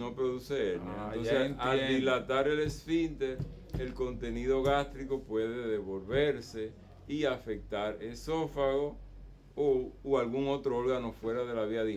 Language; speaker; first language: Spanish; native; Spanish